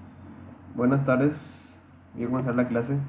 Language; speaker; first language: Spanish; native; Spanish